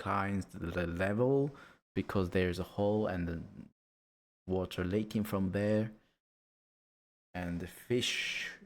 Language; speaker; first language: English; non-native, learner; Japanese